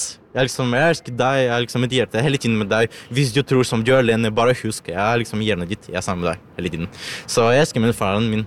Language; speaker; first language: Norwegian; non-native, learner; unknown